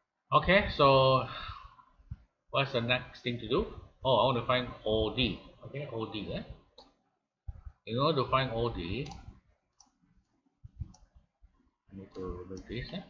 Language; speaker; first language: English; non-native, local second language; Malay